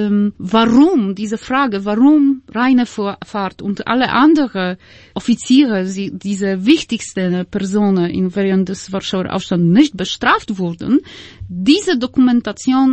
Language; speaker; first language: German; non-native, fluent; Polish